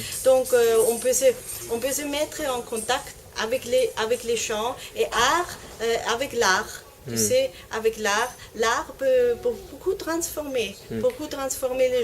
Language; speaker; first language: French; non-native, learner; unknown